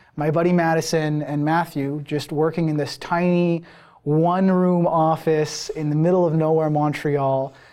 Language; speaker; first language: English; early bilingual, other home language; Persian